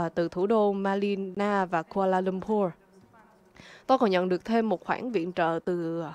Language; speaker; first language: Vietnamese; non-native, fluent; French